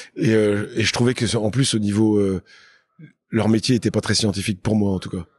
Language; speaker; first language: French; native; French